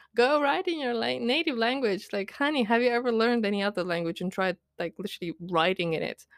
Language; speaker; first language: English; non-native, fluent; Latvian